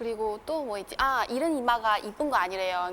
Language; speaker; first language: Korean; non-native, fluent; Chinese